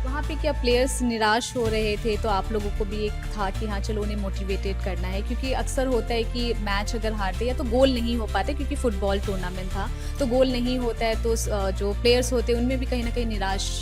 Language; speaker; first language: Hindi; native; Hindi